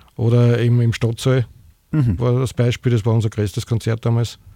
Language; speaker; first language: German; native; German